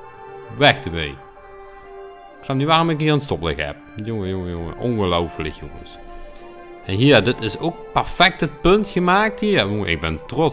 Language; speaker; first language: Dutch; native; Dutch